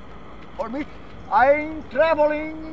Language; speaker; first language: English; non-native, learner; Portuguese